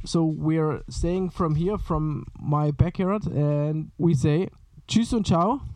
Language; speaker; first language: English; non-native, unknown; German